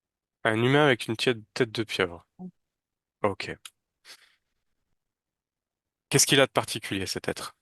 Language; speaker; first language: French; native; French